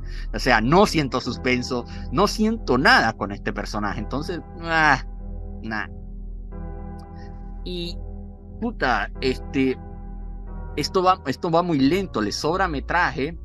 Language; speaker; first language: Spanish; native; Spanish